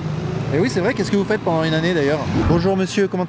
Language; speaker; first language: French; native; French